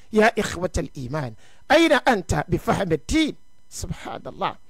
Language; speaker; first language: Arabic; non-native, fluent; Yoruba